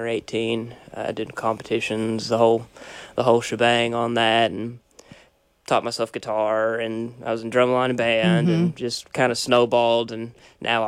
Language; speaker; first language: English; native; English